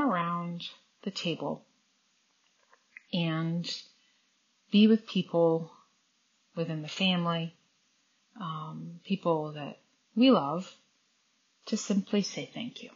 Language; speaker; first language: English; native; English